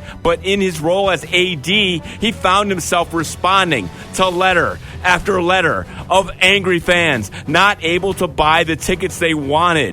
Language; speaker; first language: English; native; English